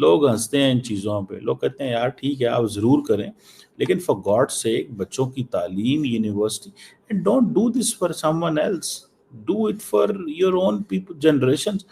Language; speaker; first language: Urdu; non-native, local second language; Punjabi